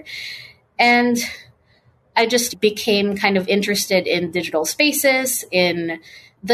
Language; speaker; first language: English; non-native, local second language; Filipino